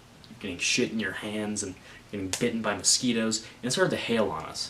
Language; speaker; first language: English; native; English